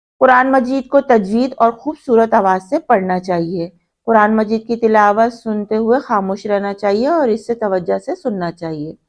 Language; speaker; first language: Urdu; native; Urdu